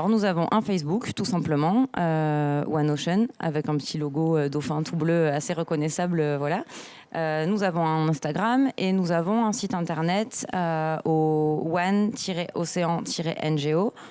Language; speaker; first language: French; native; French